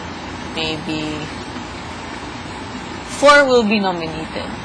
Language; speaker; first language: English; non-native, local second language; Filipino